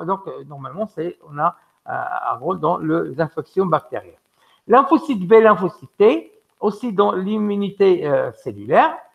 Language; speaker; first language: French; non-native, local second language; Arabic